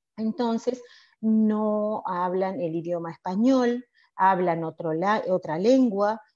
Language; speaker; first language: Spanish; native; Spanish